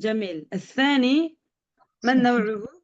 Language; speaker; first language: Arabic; non-native, fluent; Indonesian